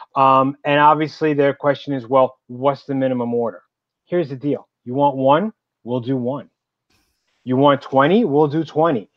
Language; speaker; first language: English; native; English